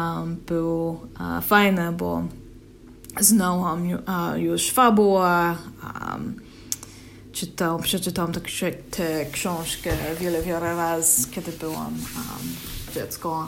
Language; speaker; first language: Polish; non-native, learner; English